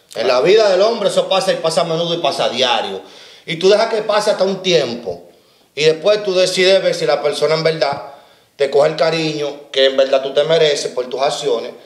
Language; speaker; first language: Spanish; native; Spanish